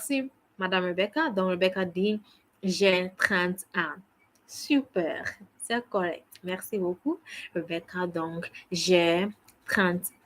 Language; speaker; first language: French; non-native, fluent; English